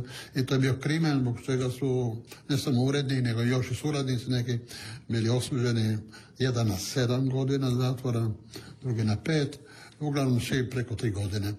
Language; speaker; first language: Serbian; non-native, local second language; Italian